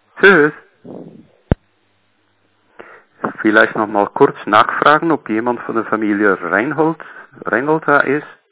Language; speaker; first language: German; native; German